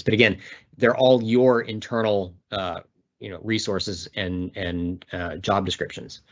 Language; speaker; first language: English; native; English